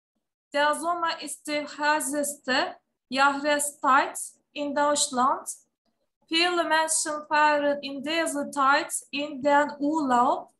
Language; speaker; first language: German; non-native, learner; Turkish